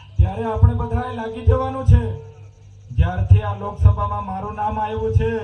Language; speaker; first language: Gujarati; non-native, local second language; Vasavi